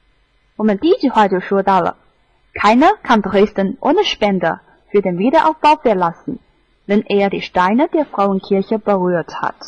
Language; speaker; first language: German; non-native, fluent; Chinese